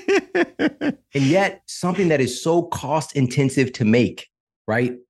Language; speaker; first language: English; native; English